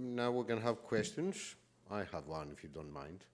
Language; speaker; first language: English; non-native, fluent; Greek